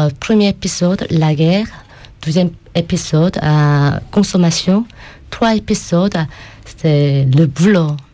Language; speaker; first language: French; non-native, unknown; Korean